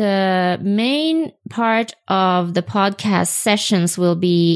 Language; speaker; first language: English; non-native, fluent; Swedish